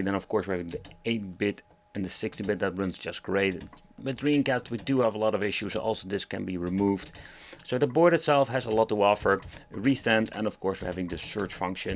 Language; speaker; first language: English; non-native, fluent; Dutch